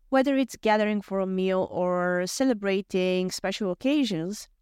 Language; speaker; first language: English; non-native, fluent; Bulgarian